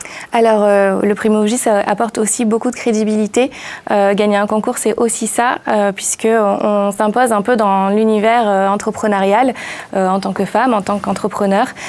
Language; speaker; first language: French; native; French